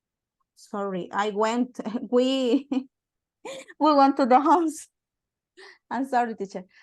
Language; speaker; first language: English; non-native, learner; Spanish